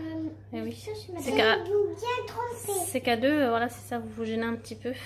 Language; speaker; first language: French; native; French